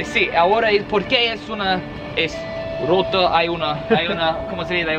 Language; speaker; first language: Spanish; non-native, learner; English